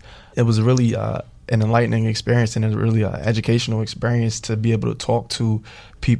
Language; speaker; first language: English; native; English